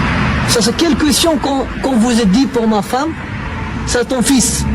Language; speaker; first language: French; non-native, learner; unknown